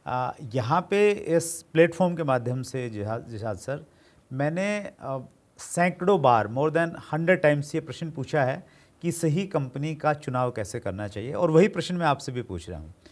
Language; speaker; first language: Hindi; native; Hindi